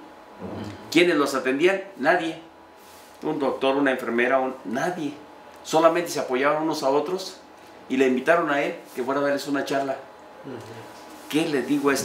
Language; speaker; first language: Spanish; native; Spanish